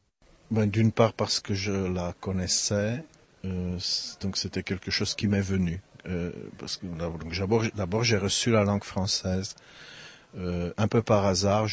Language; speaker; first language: French; non-native, fluent; Czech